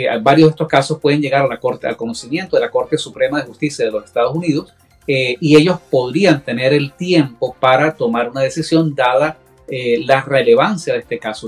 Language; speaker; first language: Spanish; native; Spanish